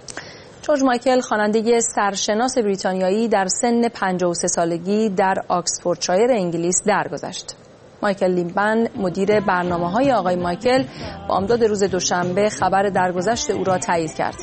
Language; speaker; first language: Persian; native; Persian